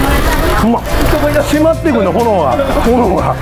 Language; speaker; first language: Japanese; native; Japanese